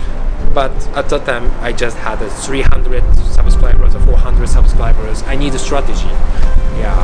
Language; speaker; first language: English; non-native, fluent; Japanese